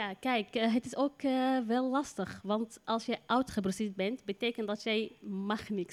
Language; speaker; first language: Dutch; non-native, learner; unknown